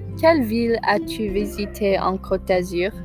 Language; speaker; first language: French; non-native, learner; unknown